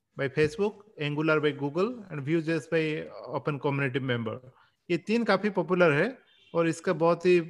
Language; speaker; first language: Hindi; non-native, local second language; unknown